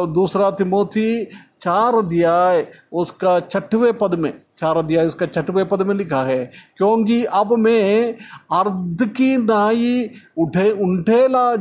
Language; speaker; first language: Hindi; non-native, local second language; Malayalam